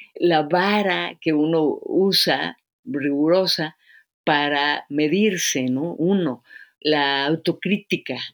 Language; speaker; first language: Spanish; native; Spanish